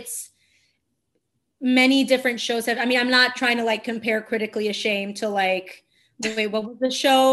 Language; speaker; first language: English; non-native, fluent; Italian